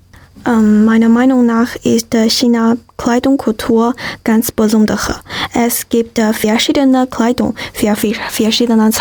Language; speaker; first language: German; non-native, learner; Chinese